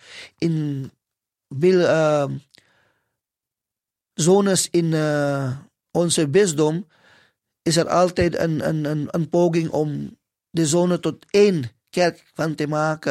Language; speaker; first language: Dutch; non-native, fluent; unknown